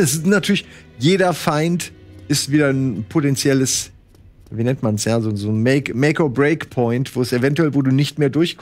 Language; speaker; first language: German; native; German